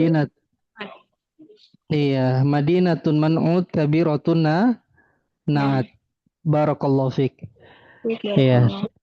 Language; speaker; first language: Arabic; non-native, fluent; Indonesian